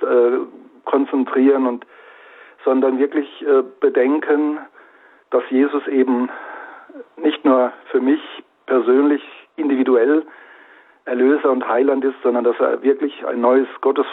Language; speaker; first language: German; native; German